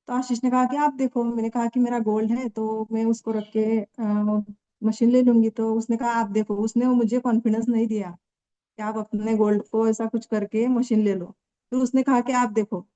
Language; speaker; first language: Hindi; non-native, local second language; Marathi